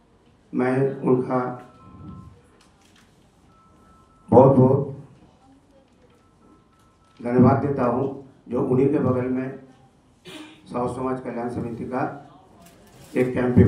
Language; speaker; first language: Hindi; native; Hindi